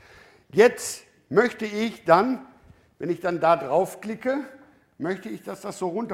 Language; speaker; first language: German; native; German